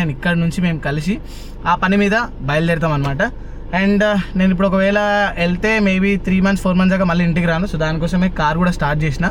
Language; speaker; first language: Telugu; native; Telugu